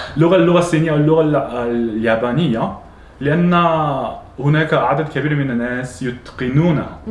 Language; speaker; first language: Arabic; non-native, fluent; Korean